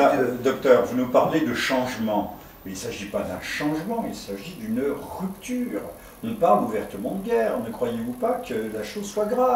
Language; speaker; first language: French; native; French